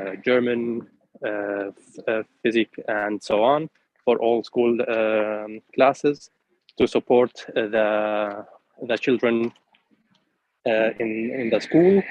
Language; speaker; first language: English; non-native, fluent; Arabic